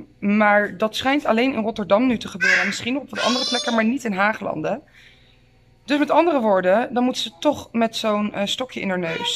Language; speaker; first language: Dutch; native; Dutch